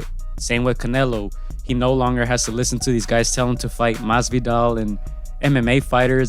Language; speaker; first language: English; native; English